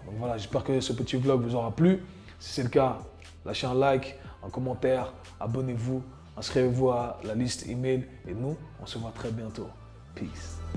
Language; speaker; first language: French; native; French